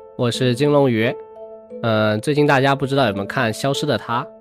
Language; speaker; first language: Chinese; native; Chinese